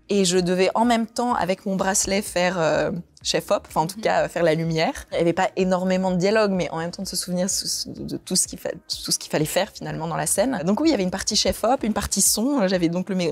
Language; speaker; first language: French; native; French